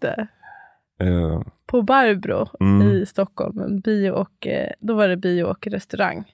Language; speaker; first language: Swedish; native; Swedish